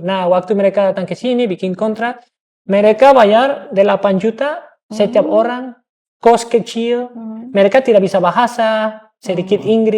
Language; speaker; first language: Indonesian; non-native, fluent; English